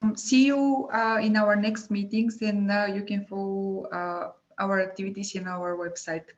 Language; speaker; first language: English; non-native, fluent; Bulgarian